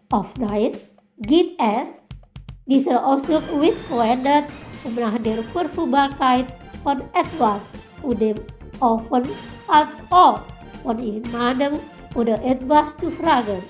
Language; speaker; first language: German; non-native, fluent; Indonesian